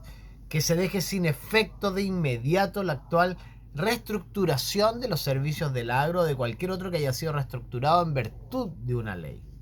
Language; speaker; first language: Spanish; native; Spanish